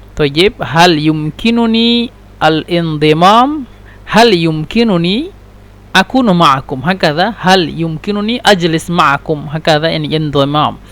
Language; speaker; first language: Egyptian Arabic; non-native, learner; Bangla